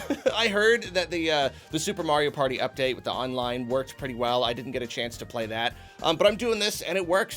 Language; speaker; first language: English; native; English